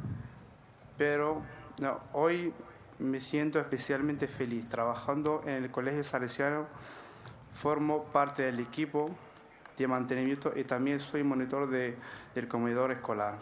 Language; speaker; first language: Spanish; non-native, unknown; Arabic